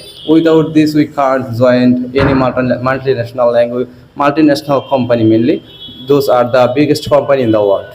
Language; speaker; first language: English; non-native, learner; Bangla